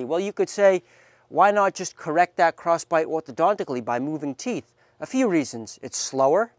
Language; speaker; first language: English; native; English